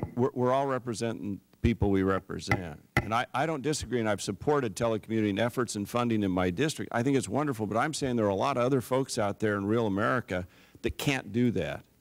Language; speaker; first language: English; native; English